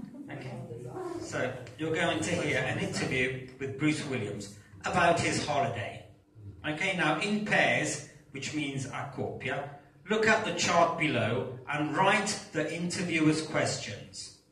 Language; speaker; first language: English; non-native, fluent; Italian